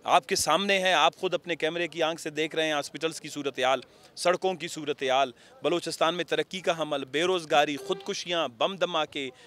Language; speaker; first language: Urdu; non-native, local second language; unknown